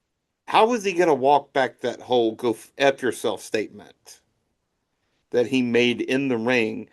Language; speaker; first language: English; native; English